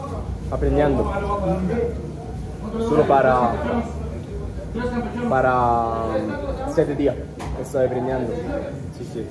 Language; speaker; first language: Spanish; non-native, learner; Italian